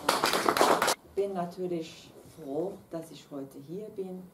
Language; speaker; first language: German; non-native, fluent; Kurdish